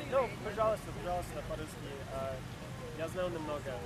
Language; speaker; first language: Russian; non-native, learner; English